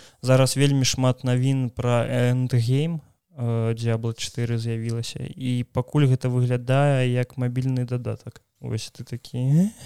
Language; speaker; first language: Belarusian; non-native, local second language; Russian